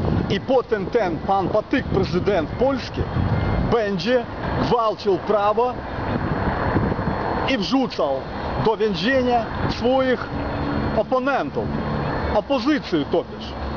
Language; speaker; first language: Polish; non-native, fluent; Ukrainian